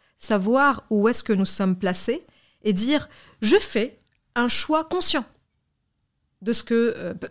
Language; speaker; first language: French; non-native, local second language; Arabic